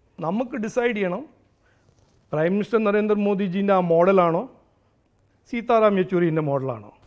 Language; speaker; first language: Malayalam; early bilingual, heritage; Malayalam